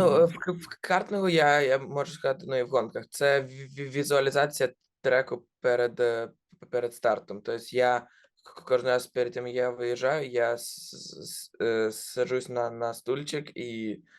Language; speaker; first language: Ukrainian; non-native, local second language; Russian